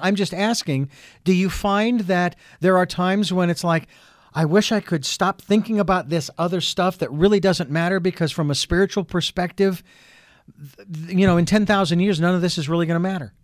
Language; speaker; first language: English; native; English